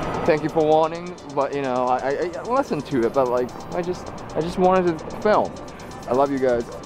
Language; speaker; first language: English; non-native, fluent; Japanese